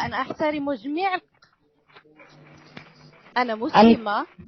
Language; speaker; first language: Arabic; non-native, fluent; Indonesian